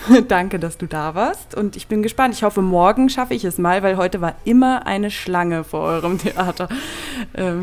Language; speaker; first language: German; native; German